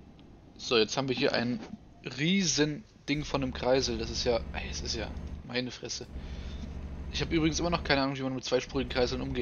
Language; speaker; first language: German; native; German